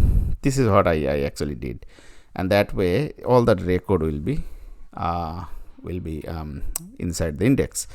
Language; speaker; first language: English; non-native, fluent; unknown